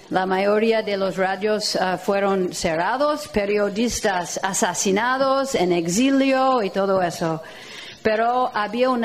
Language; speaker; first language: Spanish; non-native, fluent; English